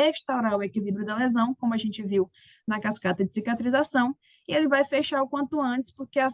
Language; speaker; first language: Portuguese; native; Portuguese